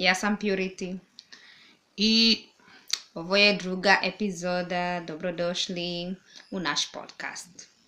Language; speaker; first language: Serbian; non-native, learner; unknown